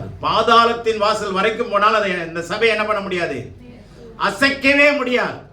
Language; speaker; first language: Tamil; native; Tamil